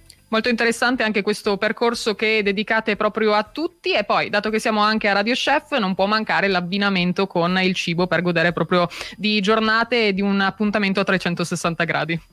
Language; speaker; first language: Italian; native; Italian